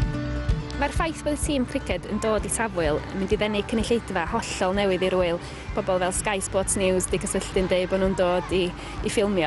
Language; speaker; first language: Welsh; native; Welsh